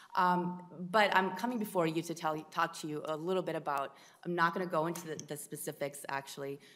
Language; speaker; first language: English; native; English